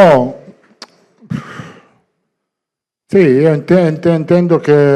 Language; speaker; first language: Portuguese; non-native, learner; Italian